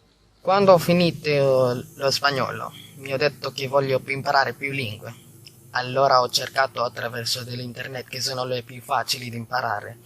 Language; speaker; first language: Italian; non-native, learner; Filipino